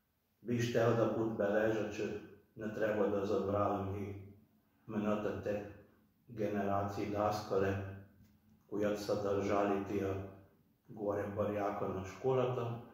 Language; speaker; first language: Bulgarian; early bilingual, heritage; Bulgarian